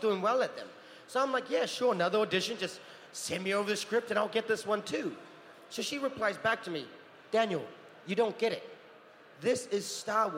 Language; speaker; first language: English; native; English